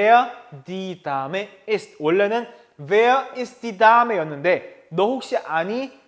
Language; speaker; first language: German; non-native, fluent; Korean